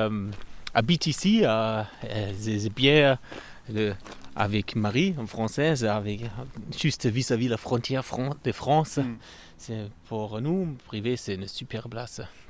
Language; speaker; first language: French; non-native, fluent; German